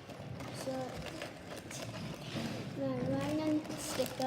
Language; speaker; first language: Welsh; non-native, local second language; English